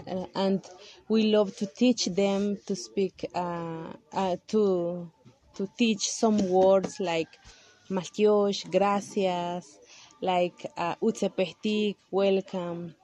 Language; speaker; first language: English; non-native, learner; Kaqchikel